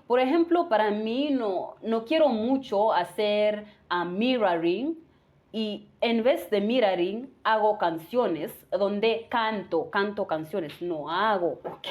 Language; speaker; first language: Spanish; non-native, fluent; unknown